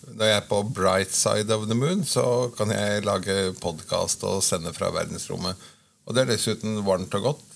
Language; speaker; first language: Norwegian; native; Norwegian